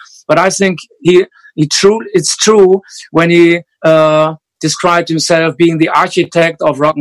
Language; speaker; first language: English; non-native, fluent; German